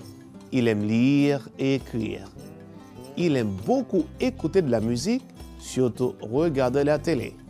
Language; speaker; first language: French; non-native, fluent; Spanish